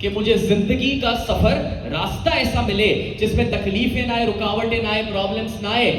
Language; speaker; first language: Hindi; non-native, local second language; Gujarati